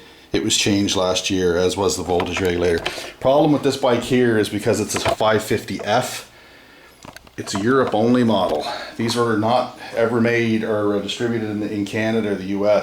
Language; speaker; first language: English; native; English